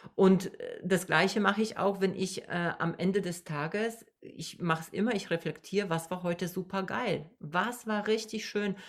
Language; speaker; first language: German; non-native, fluent; Polish